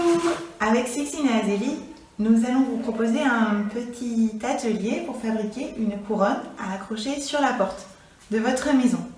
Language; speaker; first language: French; native; French